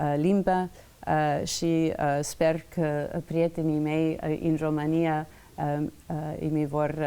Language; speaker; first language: Romanian; non-native, learner; English